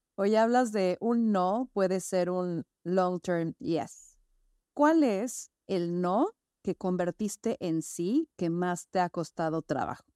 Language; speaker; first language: Spanish; native; Spanish